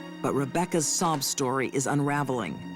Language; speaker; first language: English; native; English